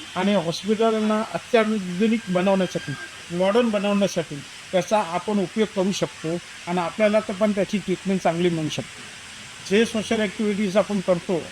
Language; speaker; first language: Marathi; native; Marathi